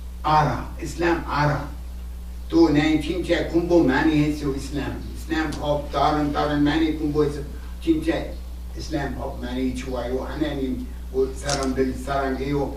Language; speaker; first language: Korean; non-native, learner; Arabic